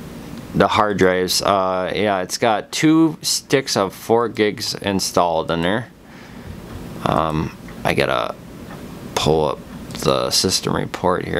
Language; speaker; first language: English; native; English